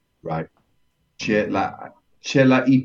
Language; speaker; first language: Italian; non-native, learner; English